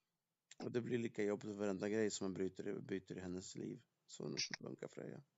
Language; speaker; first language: Swedish; early bilingual, other home language; Polish